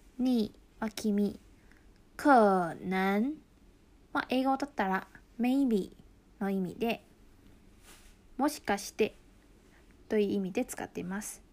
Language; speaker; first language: Japanese; non-native, local second language; Chinese